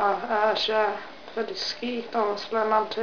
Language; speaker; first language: French; non-native, learner; English